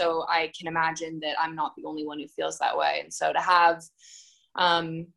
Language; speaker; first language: English; native; English